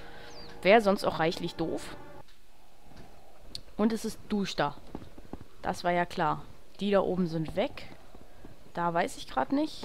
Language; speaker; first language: German; native; German